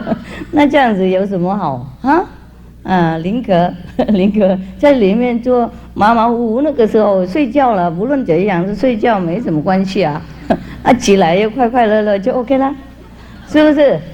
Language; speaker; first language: Chinese; non-native, fluent; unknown